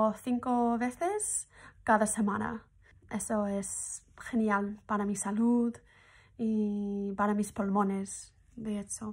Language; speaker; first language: Spanish; non-native, fluent; English